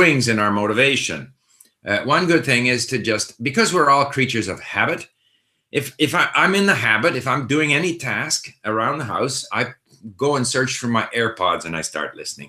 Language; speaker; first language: English; non-native, fluent; Swedish